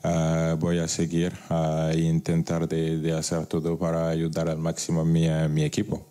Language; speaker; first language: Spanish; non-native, fluent; French